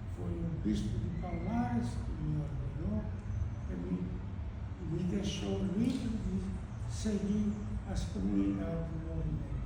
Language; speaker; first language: Portuguese; non-native, fluent; Italian